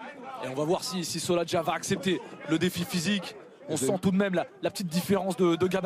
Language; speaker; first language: French; native; French